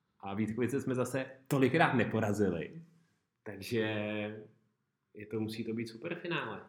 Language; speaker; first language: Czech; native; Czech